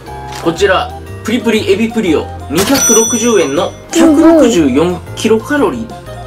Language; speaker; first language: Japanese; native; Japanese